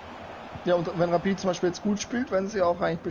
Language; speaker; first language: German; native; German